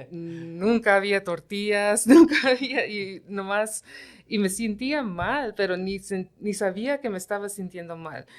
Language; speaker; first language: Spanish; early bilingual, heritage; Spanish